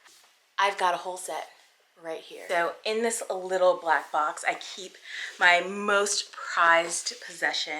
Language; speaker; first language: English; native; English